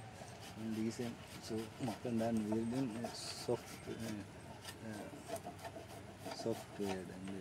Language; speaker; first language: German; non-native, learner; Sinhala